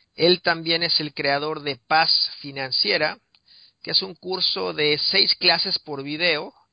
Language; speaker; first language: Spanish; native; Spanish